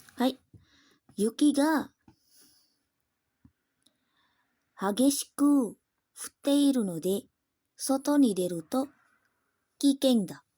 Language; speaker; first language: Japanese; non-native, learner; Indonesian